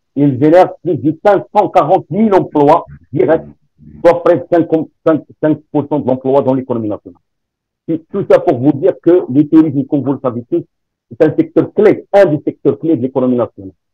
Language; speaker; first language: French; non-native, local second language; Arabic